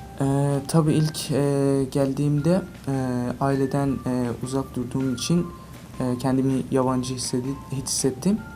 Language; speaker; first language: Turkish; non-native, learner; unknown